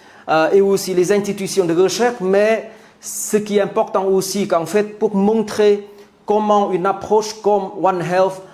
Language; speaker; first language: French; non-native, fluent; Vietnamese